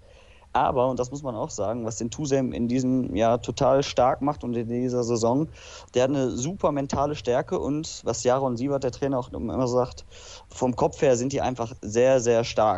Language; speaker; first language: German; native; German